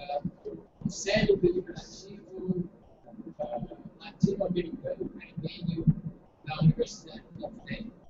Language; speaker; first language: Portuguese; non-native, fluent; English